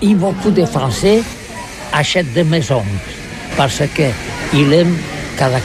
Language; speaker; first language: French; non-native, learner; Catalan